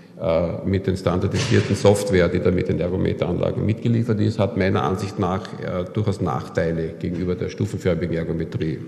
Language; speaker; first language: German; native; German